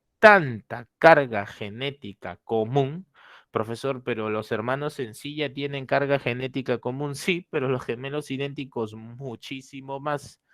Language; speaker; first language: Spanish; native; Spanish